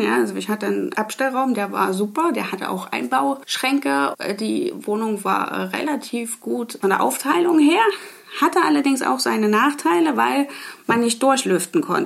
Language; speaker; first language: German; native; German